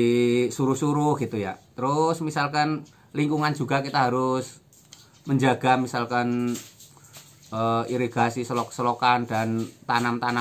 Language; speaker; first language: Indonesian; native; Indonesian